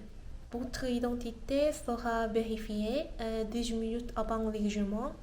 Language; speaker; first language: French; non-native, learner; Korean